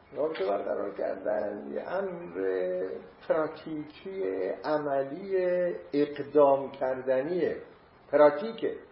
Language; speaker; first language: Persian; non-native, local second language; Azerbaijani